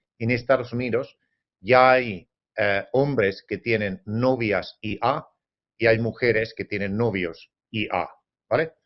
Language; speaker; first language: Spanish; non-native, fluent; Finnish